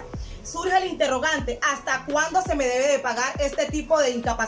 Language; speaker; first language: Spanish; native; Spanish